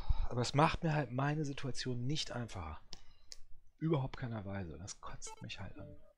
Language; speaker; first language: German; early bilingual, other home language; French